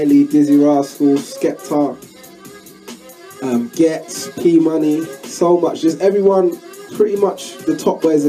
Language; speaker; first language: English; native; English